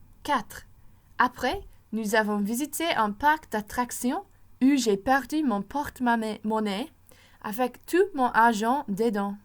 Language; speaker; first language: French; non-native, fluent; English